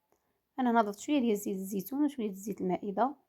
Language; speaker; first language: Arabic; native; Arabic